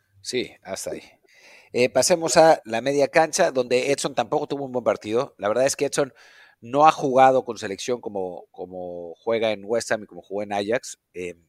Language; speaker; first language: Spanish; native; Spanish